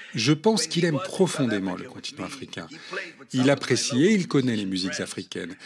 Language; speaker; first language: French; non-native, fluent; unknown